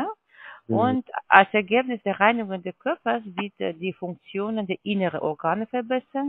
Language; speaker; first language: German; non-native, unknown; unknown